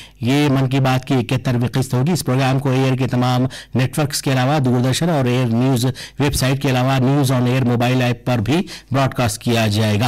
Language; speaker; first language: Urdu; native; Urdu